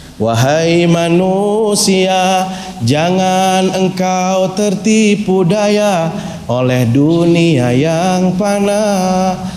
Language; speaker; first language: Malay; non-native, local second language; Sasak